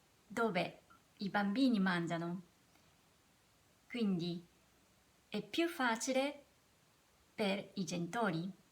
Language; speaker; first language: Italian; non-native, fluent; Japanese